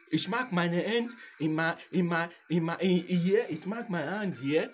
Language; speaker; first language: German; non-native, learner; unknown